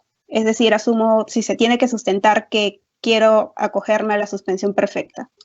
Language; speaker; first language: Spanish; native; Spanish